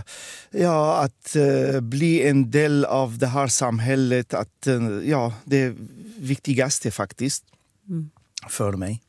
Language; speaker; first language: Swedish; non-native, fluent; Arabic